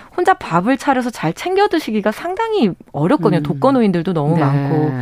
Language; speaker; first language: Korean; native; Korean